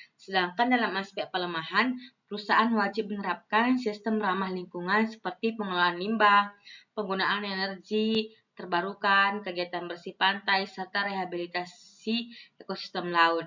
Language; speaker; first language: Indonesian; non-native, local second language; Balinese